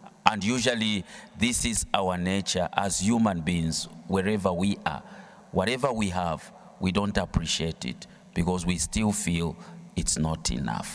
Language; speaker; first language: English; non-native, local second language; Bemba